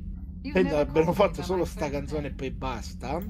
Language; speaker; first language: Italian; native; Italian